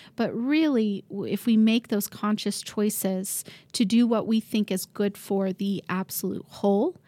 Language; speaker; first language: English; native; English